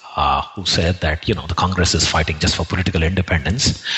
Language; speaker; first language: English; non-native, local second language; Telugu